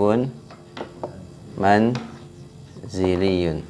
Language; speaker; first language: Arabic; non-native, fluent; Indonesian